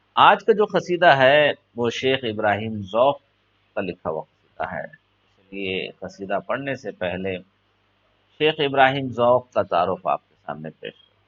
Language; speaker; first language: Urdu; native; Urdu